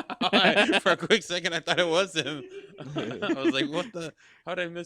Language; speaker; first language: English; native; English